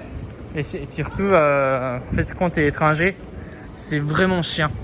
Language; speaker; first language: French; non-native, fluent; Japanese